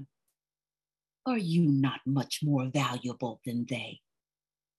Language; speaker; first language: English; native; English